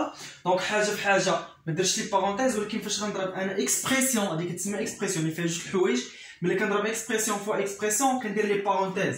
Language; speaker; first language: Arabic; native; Arabic